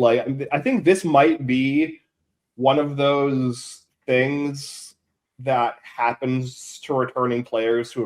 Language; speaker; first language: English; native; English